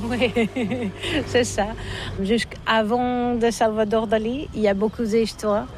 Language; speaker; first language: French; non-native, learner; Catalan